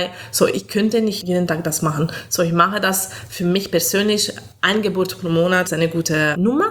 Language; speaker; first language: German; non-native, fluent; Italian